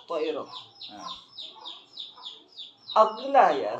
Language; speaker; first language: Arabic; non-native, learner; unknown